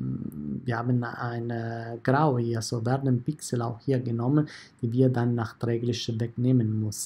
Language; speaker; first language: German; non-native, fluent; Italian